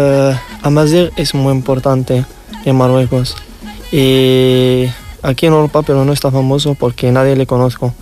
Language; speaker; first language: Spanish; non-native, learner; Riffian